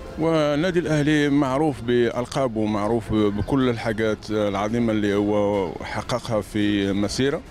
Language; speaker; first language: Arabic; native; Arabic